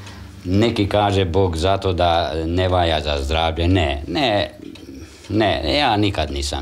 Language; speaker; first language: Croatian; non-native, local second language; Hungarian